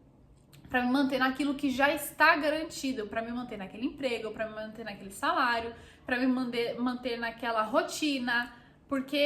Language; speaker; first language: Portuguese; native; Portuguese